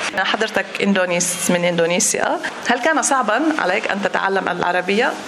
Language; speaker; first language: Arabic; native; Arabic